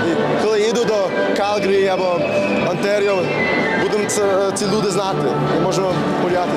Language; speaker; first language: Ukrainian; early bilingual, heritage; English